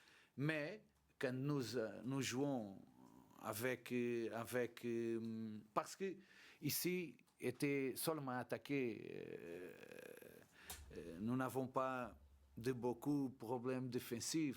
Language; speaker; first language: French; non-native, learner; Portuguese